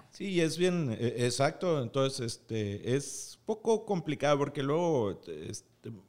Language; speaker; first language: Spanish; native; Spanish